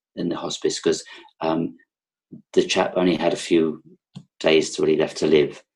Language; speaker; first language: English; native; English